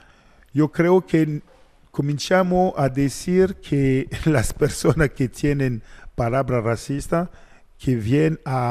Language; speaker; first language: Spanish; non-native, learner; French